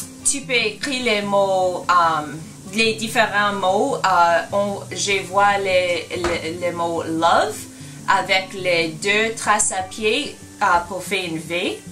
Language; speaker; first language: French; non-native, learner; English